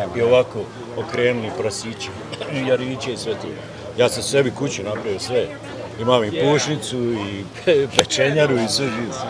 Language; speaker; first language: Serbian; native; Serbian